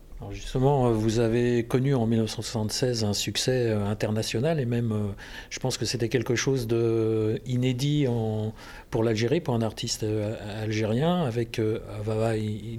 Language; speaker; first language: French; native; French